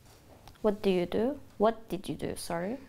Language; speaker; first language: English; non-native, fluent; Turkish